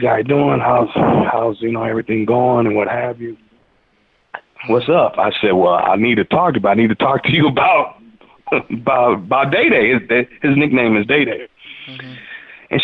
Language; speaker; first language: English; native; English